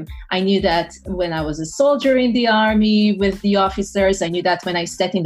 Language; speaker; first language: English; non-native, fluent; Hebrew